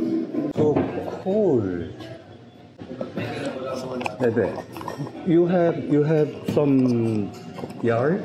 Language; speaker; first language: English; non-native, learner; Filipino